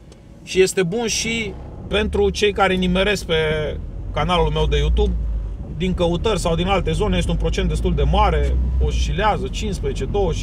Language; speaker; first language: Romanian; native; Romanian